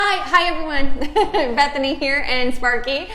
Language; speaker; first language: English; native; English